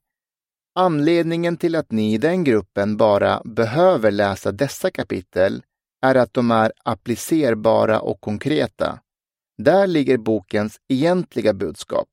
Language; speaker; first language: Swedish; early bilingual, other home language; Persian